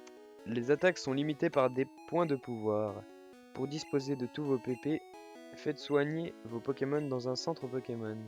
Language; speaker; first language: French; native; French